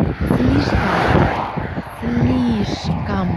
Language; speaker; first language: Russian; non-native, learner; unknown